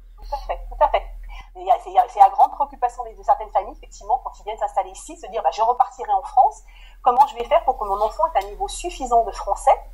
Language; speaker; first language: French; native; French